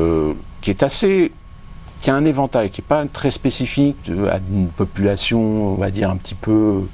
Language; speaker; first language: French; native; French